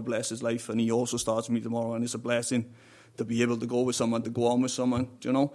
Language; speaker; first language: English; native; English